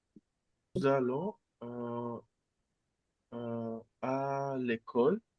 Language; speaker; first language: French; non-native, learner; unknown